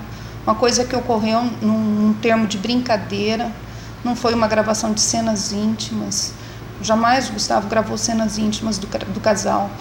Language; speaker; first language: Portuguese; native; Portuguese